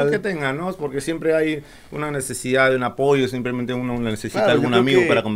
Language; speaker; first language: Spanish; native; Spanish